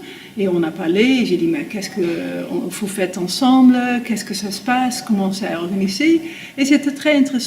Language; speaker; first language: French; non-native, fluent; Dutch